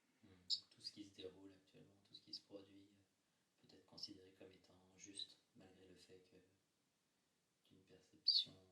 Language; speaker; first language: French; native; French